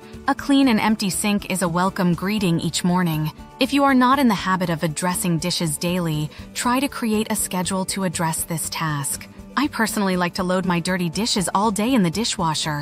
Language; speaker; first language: English; native; English